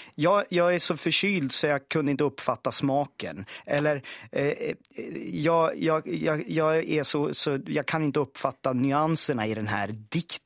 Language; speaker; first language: Swedish; native; Swedish